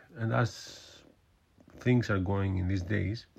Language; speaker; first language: English; non-native, fluent; Greek